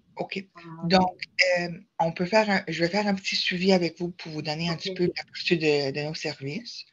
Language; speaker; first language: French; native; French